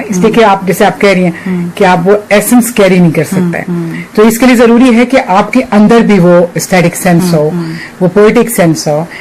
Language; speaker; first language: Urdu; native; Urdu